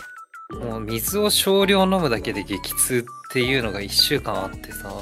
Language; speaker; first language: Japanese; native; Japanese